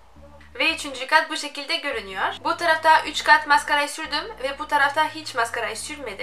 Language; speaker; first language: Turkish; non-native, fluent; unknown